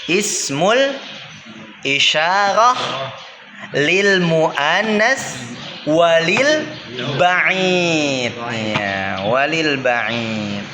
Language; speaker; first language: Arabic; non-native, fluent; Indonesian